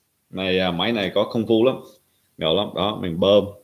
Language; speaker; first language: Vietnamese; early bilingual, heritage; Vietnamese